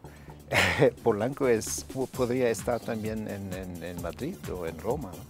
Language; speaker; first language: Spanish; non-native, fluent; German